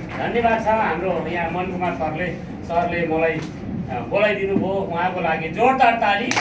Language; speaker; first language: Nepali; non-native, local second language; Eastern Tamang